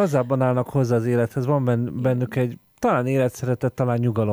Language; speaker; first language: Hungarian; native; Hungarian